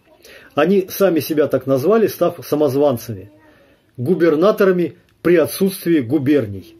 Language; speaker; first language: Russian; native; Russian